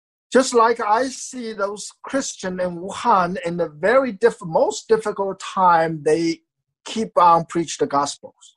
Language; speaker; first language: English; non-native, fluent; Chinese